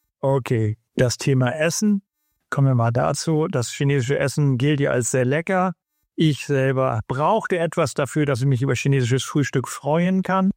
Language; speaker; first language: German; native; German